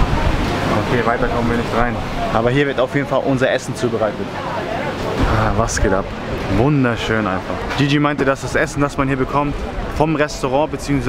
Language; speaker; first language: German; native; German